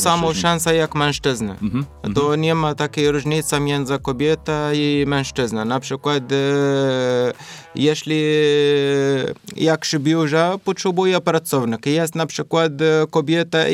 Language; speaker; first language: Polish; non-native, learner; Arabic